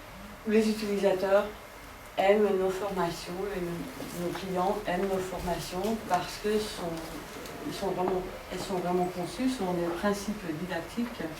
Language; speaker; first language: French; non-native, fluent; Dutch